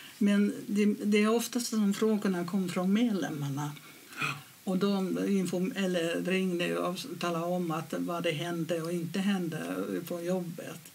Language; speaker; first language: Swedish; non-native, fluent; Finnish